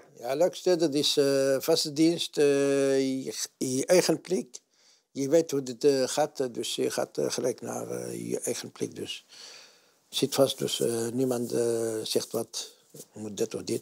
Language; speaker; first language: Dutch; non-native, learner; Arabic